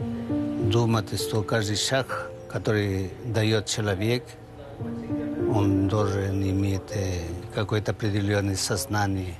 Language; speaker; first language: Russian; non-native, learner; Spanish